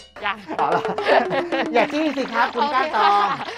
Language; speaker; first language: Thai; native; Thai